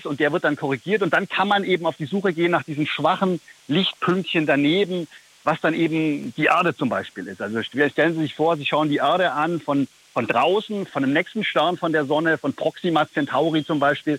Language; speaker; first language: German; native; German